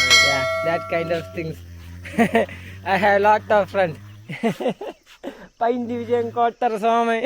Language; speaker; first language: English; non-native, learner; Malayalam